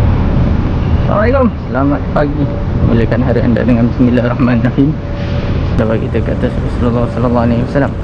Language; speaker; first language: Malay; native; Malay